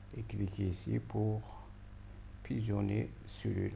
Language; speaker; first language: French; non-native, local second language; Arabic